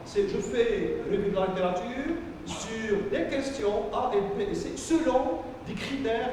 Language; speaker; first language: French; non-native, local second language; Arabic